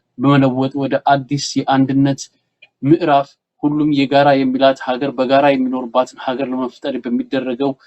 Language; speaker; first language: Amharic; native; Amharic